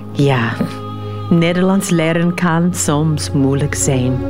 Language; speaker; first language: Dutch; non-native, fluent; English